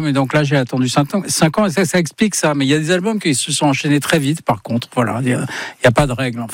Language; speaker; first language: French; native; French